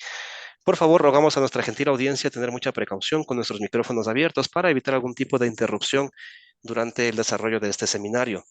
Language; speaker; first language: Spanish; native; Spanish